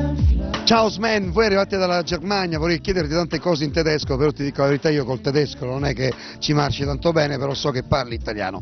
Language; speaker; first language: Italian; native; Italian